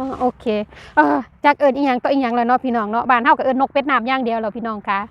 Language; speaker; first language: Thai; non-native, local second language; Lao